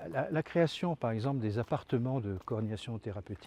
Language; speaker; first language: French; native; French